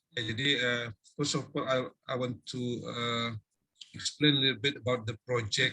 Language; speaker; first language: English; non-native, fluent; Indonesian